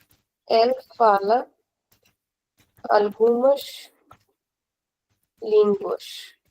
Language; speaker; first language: Portuguese; non-native, fluent; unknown